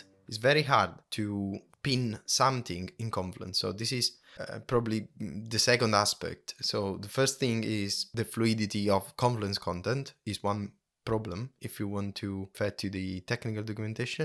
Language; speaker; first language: English; non-native, fluent; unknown